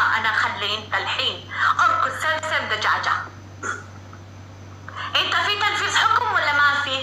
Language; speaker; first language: Arabic; non-native, learner; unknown